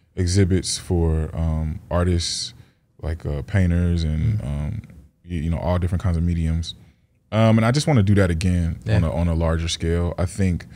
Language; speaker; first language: English; native; English